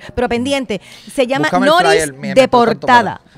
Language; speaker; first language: Spanish; native; Spanish